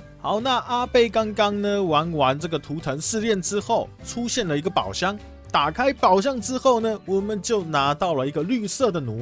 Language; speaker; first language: Chinese; native; Chinese